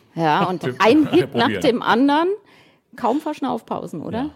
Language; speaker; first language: German; native; German